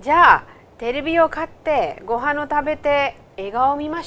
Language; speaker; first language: Japanese; non-native, fluent; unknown